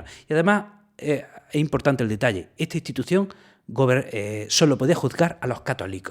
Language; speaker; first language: Spanish; native; Spanish